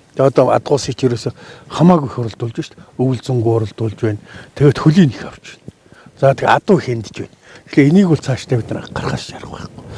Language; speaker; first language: Mongolian; native; Mongolian